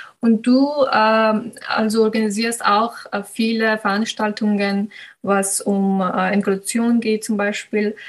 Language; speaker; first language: German; non-native, fluent; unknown